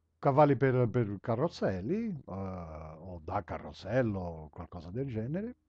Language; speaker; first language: Italian; early bilingual, heritage; Italian